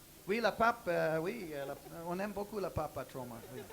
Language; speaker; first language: French; non-native, learner; English